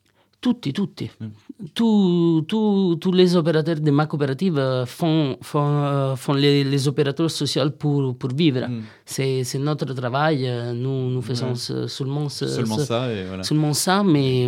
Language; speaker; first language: French; non-native, learner; Italian